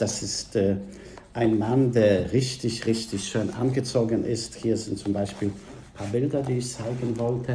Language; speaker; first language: German; non-native, fluent; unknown